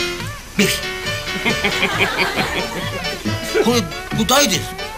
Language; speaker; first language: Japanese; non-native, learner; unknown